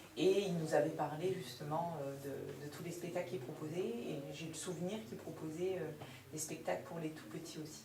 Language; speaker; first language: French; native; French